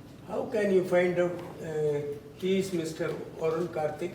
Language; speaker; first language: English; non-native, local second language; Tamil